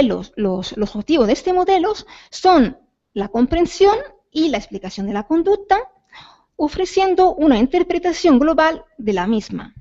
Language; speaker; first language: Spanish; native; Spanish